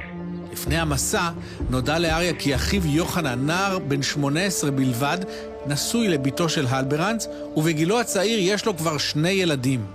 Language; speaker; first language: Hebrew; native; Hebrew